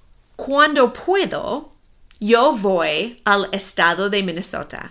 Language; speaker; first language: Spanish; non-native, fluent; English